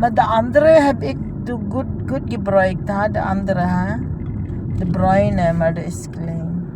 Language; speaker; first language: Dutch; non-native, learner; Filipino